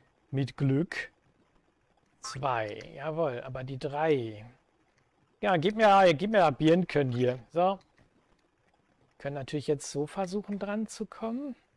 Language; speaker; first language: German; native; German